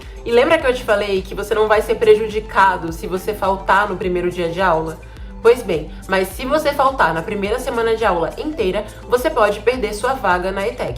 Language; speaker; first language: Portuguese; native; Portuguese